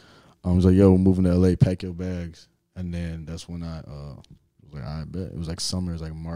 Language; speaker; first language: English; native; English